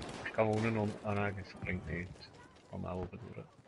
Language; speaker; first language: German; native; German